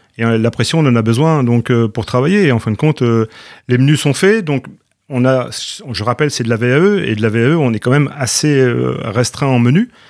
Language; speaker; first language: French; native; French